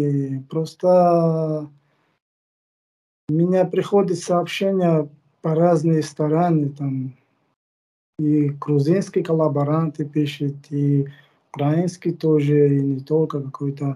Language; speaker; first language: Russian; non-native, fluent; Georgian